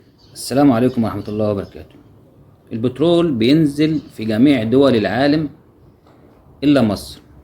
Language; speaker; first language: Arabic; native; Arabic